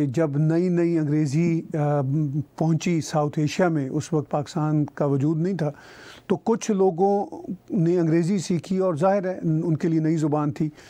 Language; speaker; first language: Urdu; non-native, local second language; Punjabi